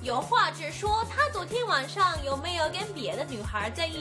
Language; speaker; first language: Chinese; non-native, fluent; English